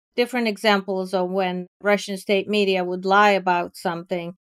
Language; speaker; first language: English; non-native, fluent; Ukrainian